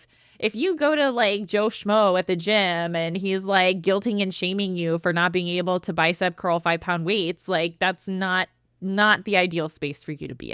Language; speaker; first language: English; native; English